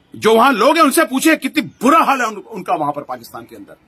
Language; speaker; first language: Hindi; native; Hindi